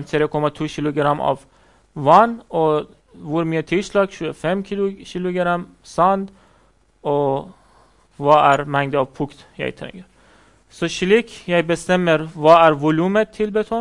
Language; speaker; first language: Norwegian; non-native, fluent; Persian